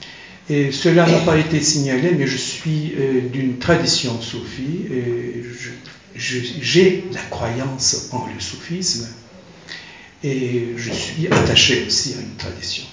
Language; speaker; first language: French; non-native, fluent; Turkish